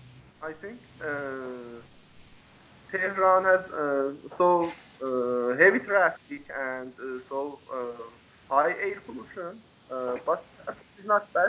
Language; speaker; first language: English; non-native, learner; Persian